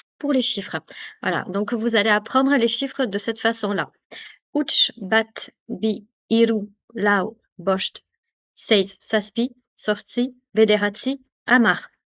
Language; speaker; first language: French; native; French